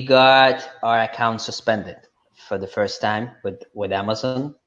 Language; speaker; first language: English; non-native, fluent; Russian